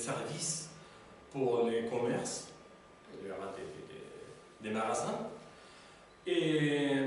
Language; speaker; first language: French; non-native, learner; Spanish